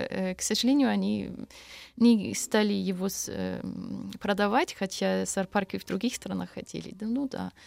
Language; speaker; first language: Russian; non-native, fluent; Danish